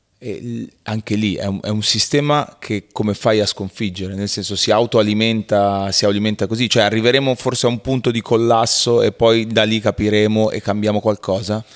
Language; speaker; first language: Italian; native; Italian